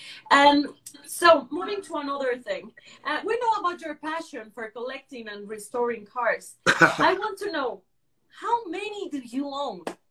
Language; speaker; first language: English; non-native, fluent; Spanish